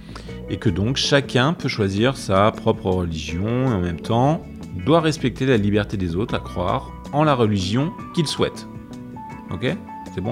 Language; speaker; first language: French; native; French